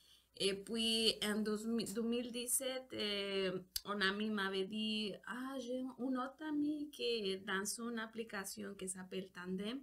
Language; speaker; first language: French; non-native, learner; Spanish